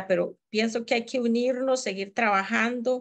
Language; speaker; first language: Spanish; native; Spanish